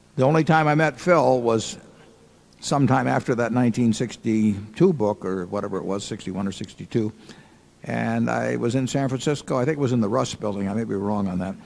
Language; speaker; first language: English; native; English